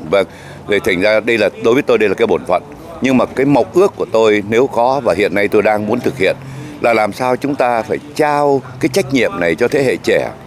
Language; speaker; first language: Vietnamese; native; Vietnamese